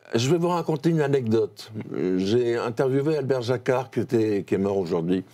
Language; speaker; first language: French; native; French